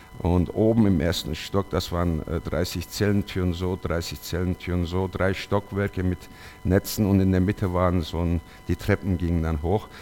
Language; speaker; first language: German; early bilingual, other home language; Turkish